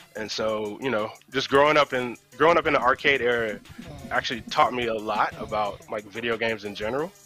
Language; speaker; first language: English; native; English